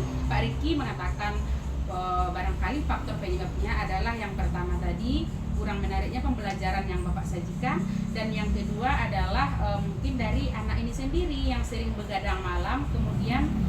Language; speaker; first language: Indonesian; native; Indonesian